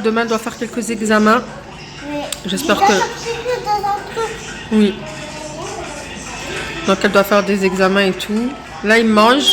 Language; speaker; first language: French; native; French